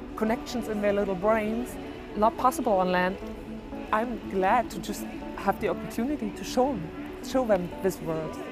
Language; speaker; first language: English; non-native, fluent; German